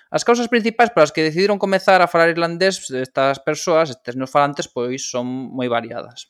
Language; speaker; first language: Galician; non-native, local second language; Spanish